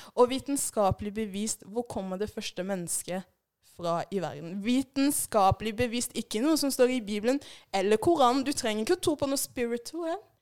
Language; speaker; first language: Norwegian; early bilingual, other home language; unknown